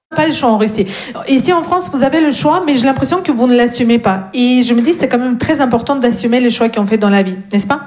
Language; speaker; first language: French; non-native, fluent; Russian